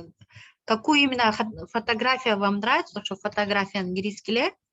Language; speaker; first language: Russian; non-native, local second language; Kyrgyz